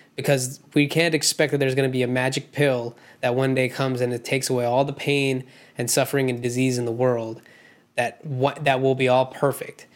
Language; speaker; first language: English; non-native, local second language; Hindi